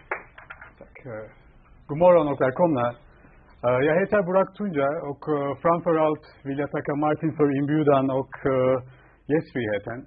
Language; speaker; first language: Swedish; non-native, fluent; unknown